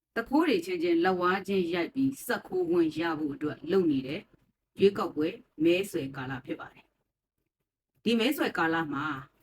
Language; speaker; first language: Burmese; native; Burmese